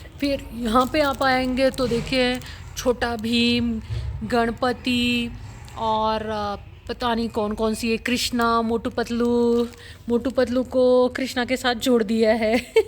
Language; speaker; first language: Hindi; non-native, local second language; Marathi